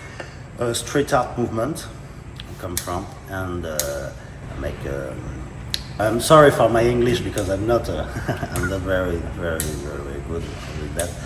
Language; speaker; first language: English; non-native, learner; French